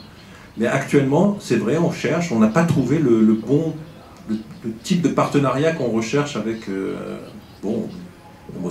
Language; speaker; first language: French; native; French